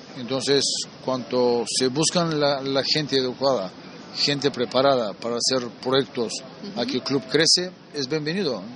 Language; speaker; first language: Spanish; non-native, fluent; Bulgarian